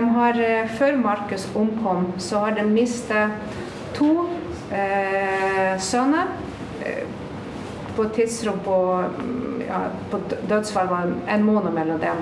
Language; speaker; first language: Norwegian; non-native, fluent; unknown